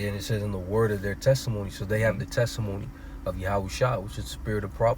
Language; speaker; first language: English; native; English